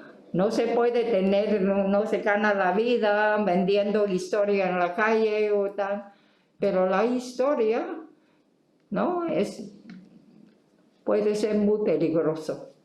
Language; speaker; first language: Spanish; non-native, fluent; Chinese